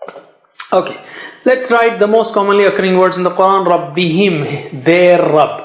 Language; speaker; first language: English; non-native, fluent; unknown